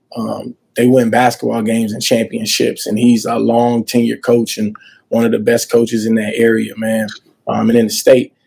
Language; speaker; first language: English; native; English